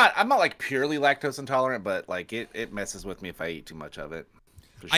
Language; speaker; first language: English; native; English